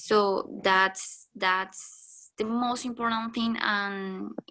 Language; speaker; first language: English; non-native, learner; Spanish